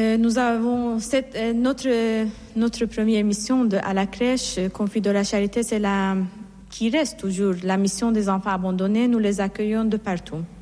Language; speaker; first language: French; non-native, fluent; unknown